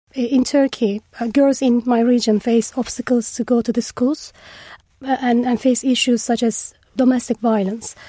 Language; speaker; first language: English; non-native, fluent; Turkish